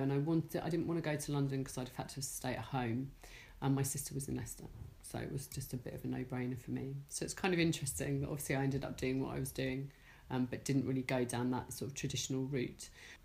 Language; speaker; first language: English; native; English